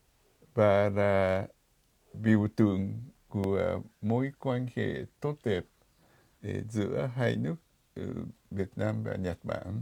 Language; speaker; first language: Vietnamese; non-native, fluent; Japanese